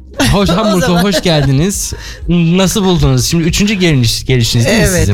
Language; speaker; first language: Turkish; native; Turkish